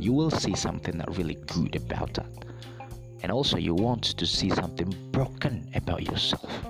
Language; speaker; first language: English; non-native, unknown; Indonesian